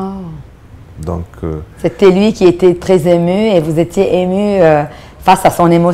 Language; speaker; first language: French; non-native, local second language; Arabic